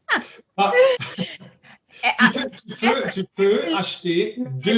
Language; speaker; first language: French; non-native, learner; English